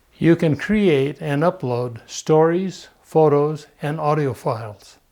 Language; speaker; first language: English; native; English